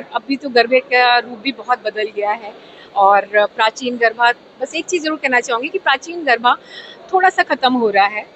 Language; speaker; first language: Hindi; native; Hindi